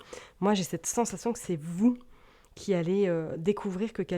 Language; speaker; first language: French; native; French